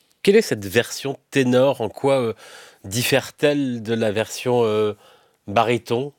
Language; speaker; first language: French; native; French